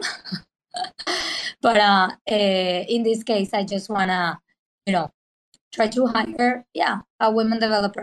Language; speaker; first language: English; non-native, fluent; Spanish